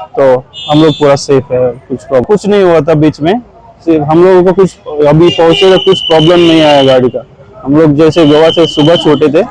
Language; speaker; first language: Hindi; non-native, local second language; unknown